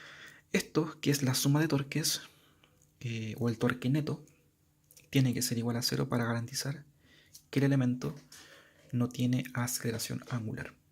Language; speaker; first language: Spanish; native; Spanish